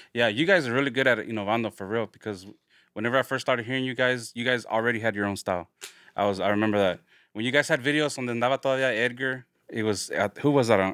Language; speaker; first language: English; early bilingual, other home language; Spanish